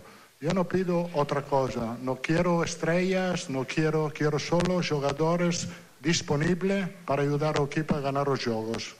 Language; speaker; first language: Portuguese; non-native, learner; Italian